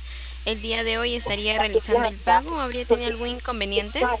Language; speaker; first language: Spanish; native; Spanish